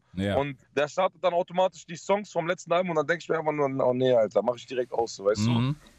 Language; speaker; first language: German; early bilingual, other home language; Dutch